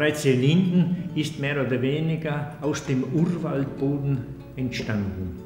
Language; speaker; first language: German; early bilingual, heritage; German